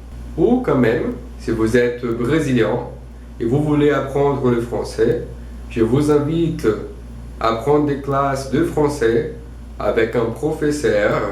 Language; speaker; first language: French; non-native, fluent; Portuguese